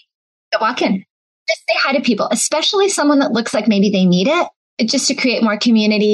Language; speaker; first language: English; native; English